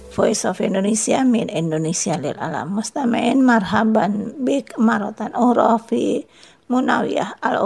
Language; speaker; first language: Arabic; non-native, fluent; Indonesian